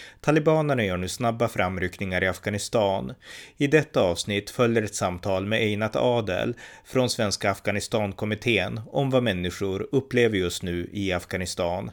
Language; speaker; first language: Swedish; native; Swedish